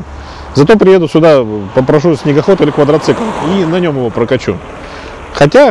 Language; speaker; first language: Russian; native; Russian